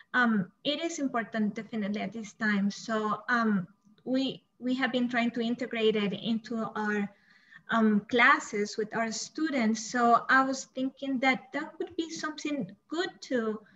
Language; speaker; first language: English; non-native, fluent; Spanish